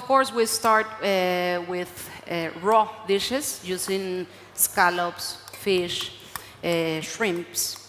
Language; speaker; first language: English; non-native, learner; Spanish